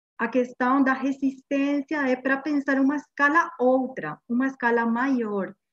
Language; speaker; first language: Portuguese; non-native, fluent; Guarani